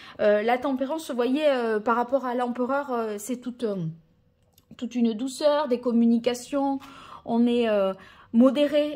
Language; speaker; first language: French; native; French